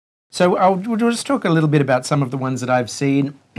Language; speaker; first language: English; native; English